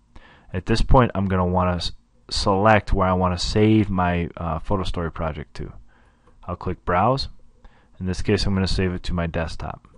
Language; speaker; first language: English; native; English